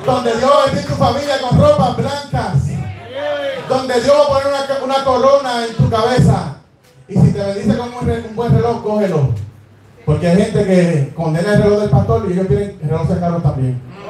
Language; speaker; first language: Spanish; native; Spanish